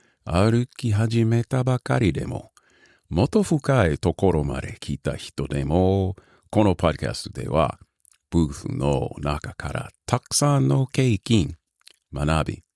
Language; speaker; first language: Japanese; non-native, learner; English